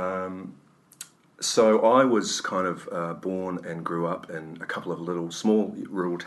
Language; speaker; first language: English; native; English